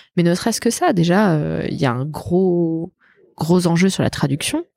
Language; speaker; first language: French; native; French